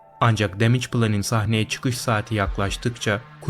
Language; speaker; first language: Turkish; native; Turkish